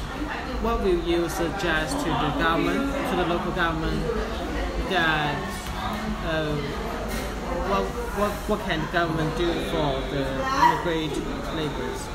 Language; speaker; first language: English; non-native, fluent; Cantonese